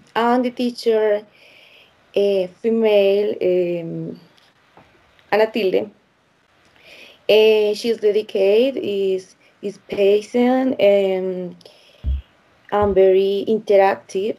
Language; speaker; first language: English; non-native, learner; Spanish